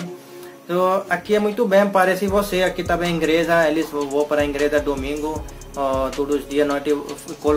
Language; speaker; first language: Portuguese; non-native, learner; Hindi